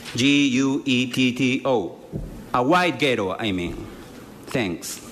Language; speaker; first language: English; non-native, fluent; Spanish